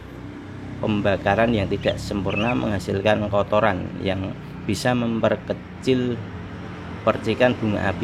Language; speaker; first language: Indonesian; native; Indonesian